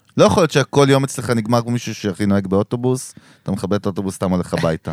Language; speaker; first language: Hebrew; early bilingual, other home language; Russian